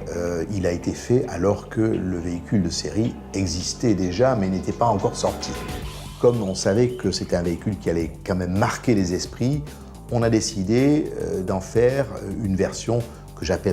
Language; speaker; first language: French; native; French